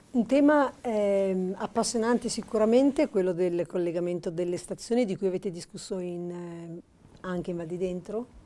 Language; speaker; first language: Italian; native; Italian